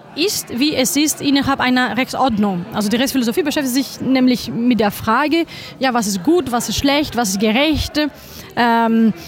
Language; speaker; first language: German; non-native, fluent; Greek